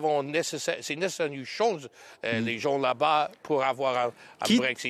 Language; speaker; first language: French; non-native, learner; English